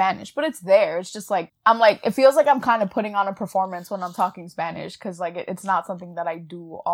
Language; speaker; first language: English; early bilingual, other home language; Spanish